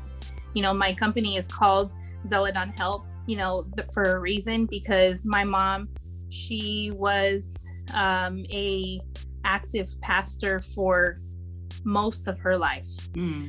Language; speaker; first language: English; native; English